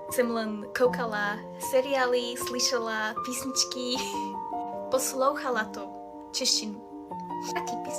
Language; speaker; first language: Slovak; non-native, learner; Hungarian